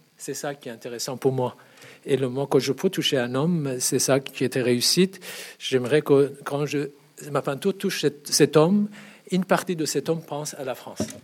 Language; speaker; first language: French; non-native, fluent; Persian